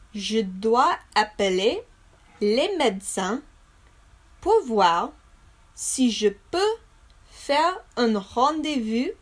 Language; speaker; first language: French; non-native, learner; English